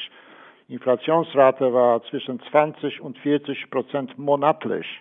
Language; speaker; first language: German; non-native, fluent; Polish